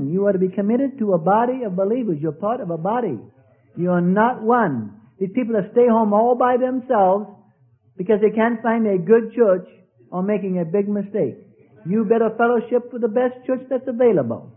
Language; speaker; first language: English; native; English